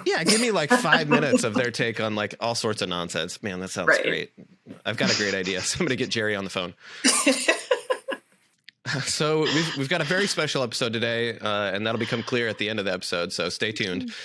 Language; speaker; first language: English; native; English